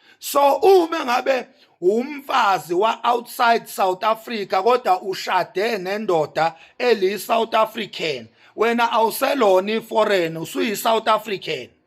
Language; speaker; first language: Zulu; native; Zulu